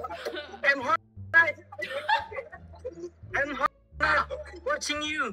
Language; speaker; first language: English; non-native, learner; Indonesian